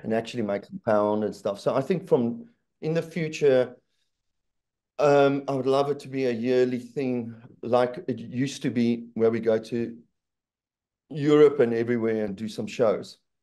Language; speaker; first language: English; non-native, local second language; Afrikaans